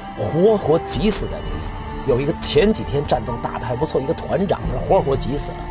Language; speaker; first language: Chinese; native; Chinese